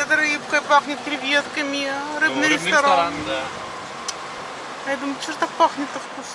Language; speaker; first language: Russian; native; Russian